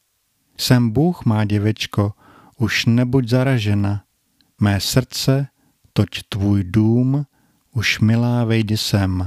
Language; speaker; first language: Czech; native; Czech